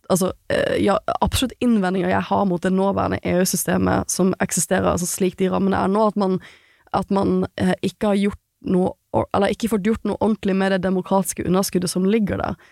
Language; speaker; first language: Norwegian; native; Norwegian